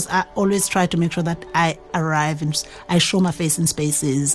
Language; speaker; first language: English; non-native, local second language; Zulu